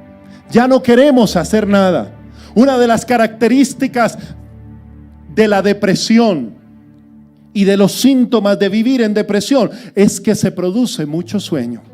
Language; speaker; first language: Spanish; native; Spanish